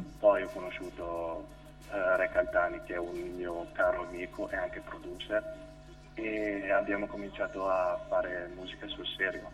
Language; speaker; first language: Italian; early bilingual, other home language; Albanian